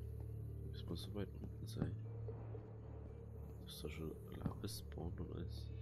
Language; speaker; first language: German; native; German